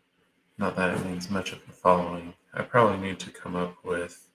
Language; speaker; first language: English; native; English